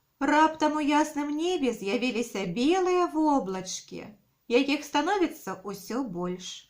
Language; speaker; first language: Belarusian; non-native, local second language; Russian